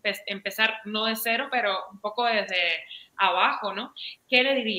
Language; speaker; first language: Spanish; native; Spanish